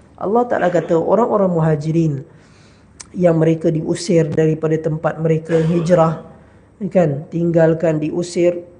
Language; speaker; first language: Malay; native; Malay